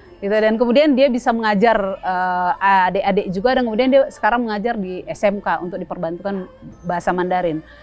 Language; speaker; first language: Indonesian; native; Indonesian